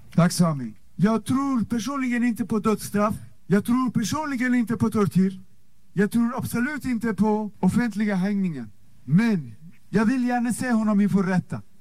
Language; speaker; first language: Swedish; non-native, fluent; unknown